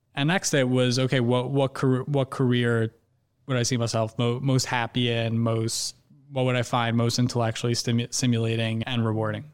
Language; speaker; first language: English; native; English